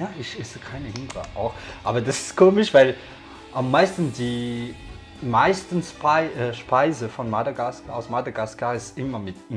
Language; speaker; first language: German; non-native, learner; Malagasy